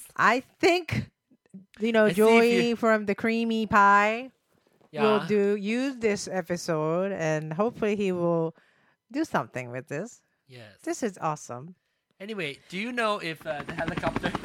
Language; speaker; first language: English; non-native, fluent; Japanese